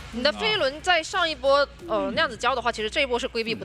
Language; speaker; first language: Chinese; native; Chinese